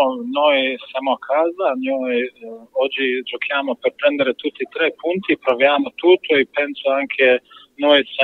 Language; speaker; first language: Italian; non-native, learner; Bosnian